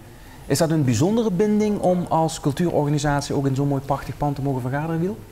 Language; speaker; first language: Dutch; native; Dutch